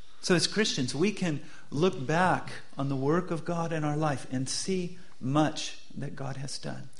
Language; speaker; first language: English; native; English